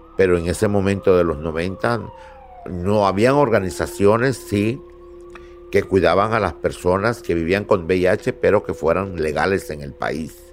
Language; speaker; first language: Spanish; native; Spanish